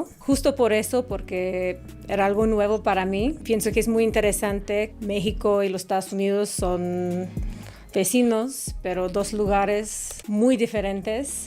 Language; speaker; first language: Spanish; non-native, fluent; English